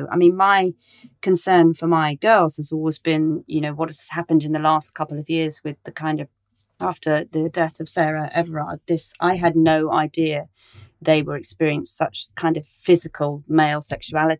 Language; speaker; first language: English; native; English